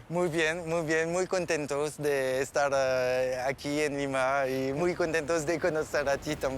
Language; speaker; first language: Spanish; non-native, learner; French